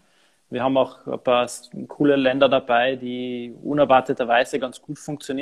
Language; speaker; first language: German; native; German